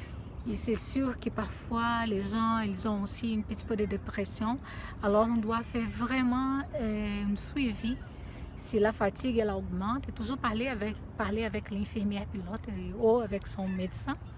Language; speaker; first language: French; non-native, fluent; Portuguese